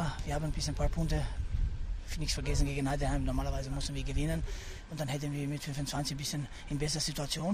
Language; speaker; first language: German; non-native, fluent; Albanian